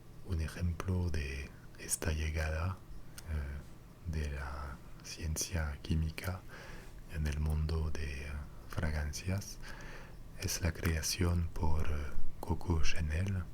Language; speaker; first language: Spanish; non-native, fluent; French